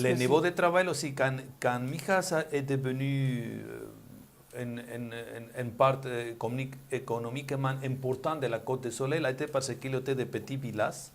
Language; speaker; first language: French; non-native, learner; Spanish